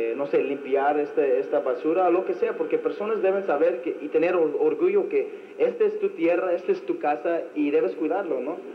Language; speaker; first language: Spanish; non-native, fluent; English